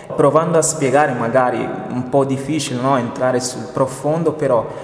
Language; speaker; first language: Italian; non-native, fluent; Portuguese